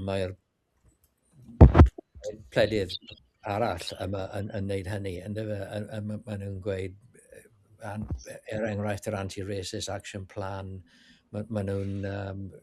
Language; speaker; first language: Welsh; non-native, learner; English